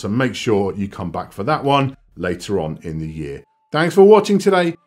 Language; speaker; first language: English; native; English